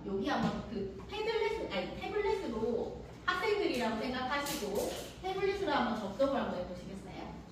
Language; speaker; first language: Korean; native; Korean